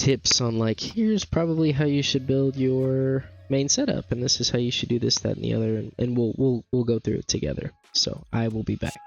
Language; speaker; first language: English; native; English